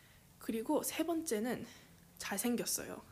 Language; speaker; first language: Korean; early bilingual, heritage; Korean